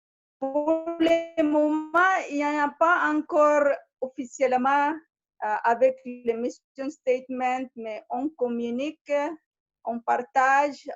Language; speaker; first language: French; non-native, fluent; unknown